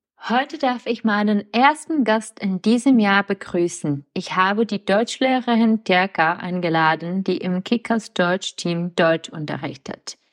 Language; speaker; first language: German; non-native, fluent; Czech